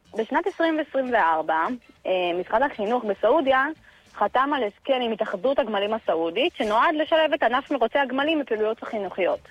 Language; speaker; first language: Hebrew; native; Hebrew